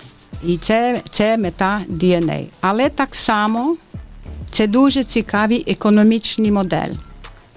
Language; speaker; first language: Ukrainian; early bilingual, heritage; Ukrainian